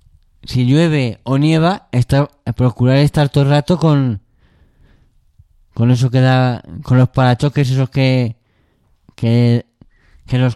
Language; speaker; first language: Spanish; native; Spanish